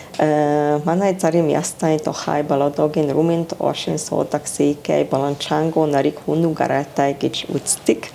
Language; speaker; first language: Mongolian; non-native, fluent; Hungarian